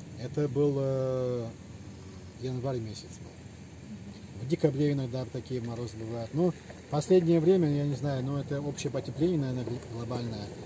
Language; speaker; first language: Russian; non-native, local second language; Adyghe